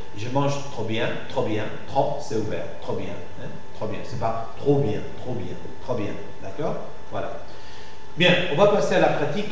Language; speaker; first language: French; non-native, fluent; Spanish